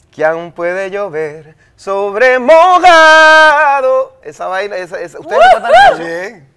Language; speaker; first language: Spanish; native; Spanish